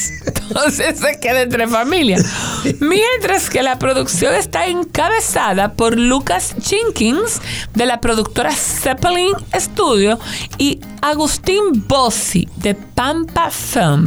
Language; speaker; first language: Spanish; native; Spanish